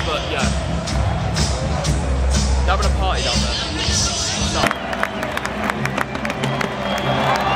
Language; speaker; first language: English; native; English